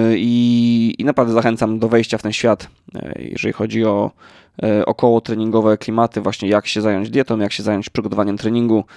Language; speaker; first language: Polish; native; Polish